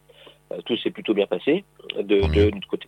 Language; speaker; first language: French; native; French